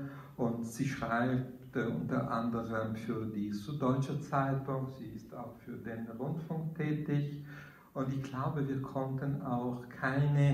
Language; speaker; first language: German; non-native, fluent; Italian